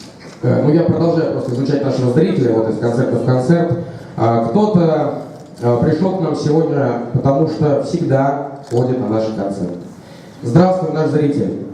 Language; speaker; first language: Russian; native; Russian